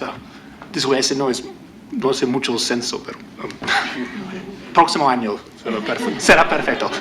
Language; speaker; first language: Spanish; non-native, learner; English